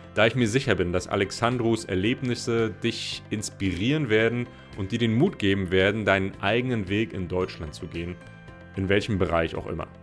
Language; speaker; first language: German; native; German